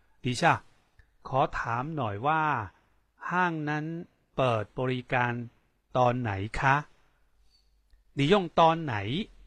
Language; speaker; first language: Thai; non-native, fluent; Chinese